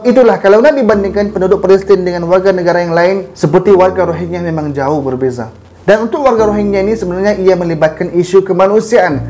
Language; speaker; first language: Malay; native; Malay